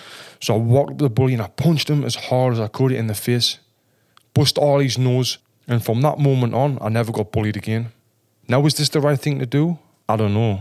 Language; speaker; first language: English; native; English